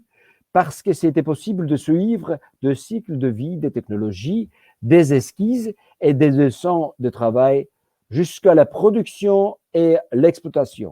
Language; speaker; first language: French; non-native, fluent; Georgian